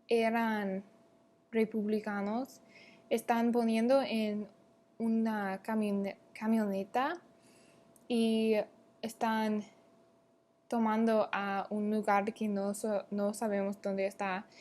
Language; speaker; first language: Spanish; non-native, learner; English